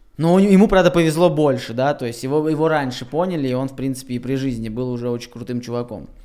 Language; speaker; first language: Russian; native; Russian